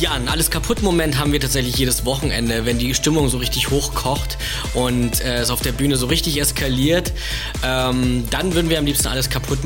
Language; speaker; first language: German; native; German